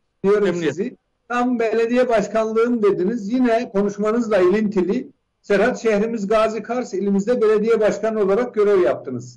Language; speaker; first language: Turkish; native; Turkish